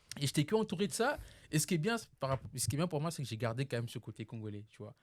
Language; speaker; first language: French; non-native, local second language; Lingala